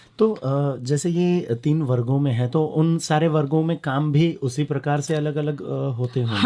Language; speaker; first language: Hindi; non-native, local second language; Kachhi